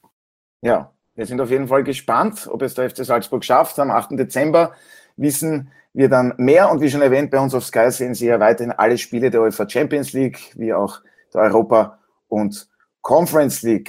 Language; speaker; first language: German; native; German